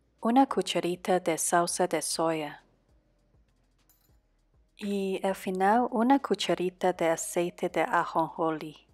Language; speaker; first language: Spanish; non-native, fluent; Cantonese